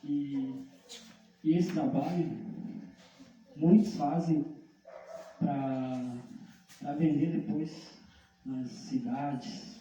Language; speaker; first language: Portuguese; non-native, local second language; Guarani